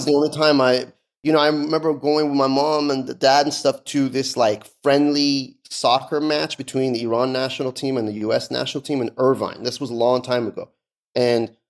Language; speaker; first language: English; early bilingual, other home language; Persian